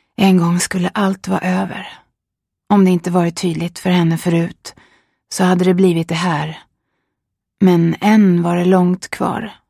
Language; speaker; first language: Swedish; native; Swedish